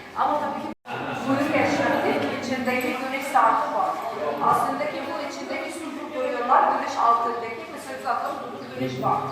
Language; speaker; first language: Turkish; non-native, learner; Arabic